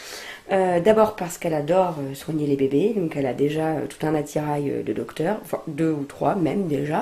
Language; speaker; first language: French; native; French